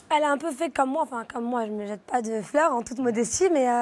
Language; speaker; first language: French; native; French